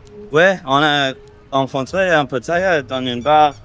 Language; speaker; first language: French; non-native, learner; English